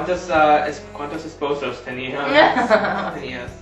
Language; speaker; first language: Spanish; non-native, learner; English